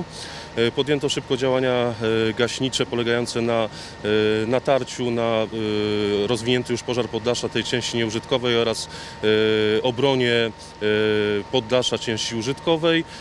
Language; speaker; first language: Polish; native; Polish